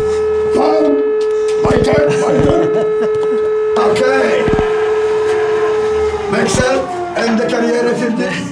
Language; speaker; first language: German; non-native, learner; Polish